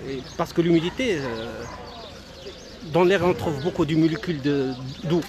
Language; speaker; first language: French; non-native, local second language; Arabic